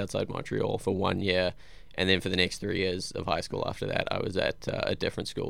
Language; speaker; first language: English; native; English